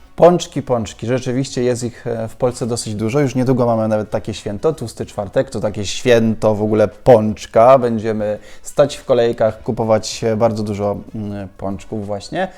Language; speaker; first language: Polish; native; Polish